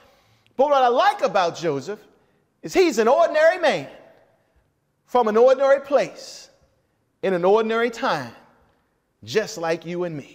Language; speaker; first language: English; native; English